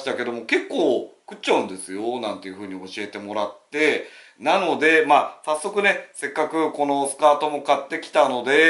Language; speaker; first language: Japanese; native; Japanese